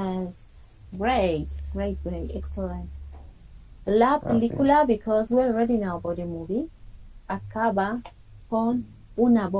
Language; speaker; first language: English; non-native, fluent; Spanish